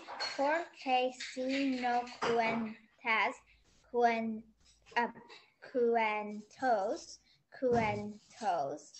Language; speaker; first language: Spanish; non-native, learner; English